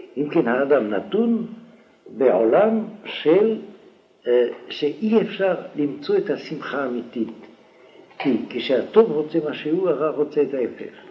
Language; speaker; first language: Hebrew; non-native, fluent; French